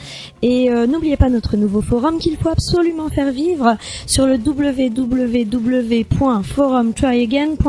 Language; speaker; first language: French; native; French